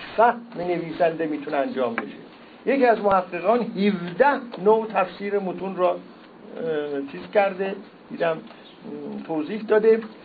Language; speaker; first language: Persian; non-native, local second language; Azerbaijani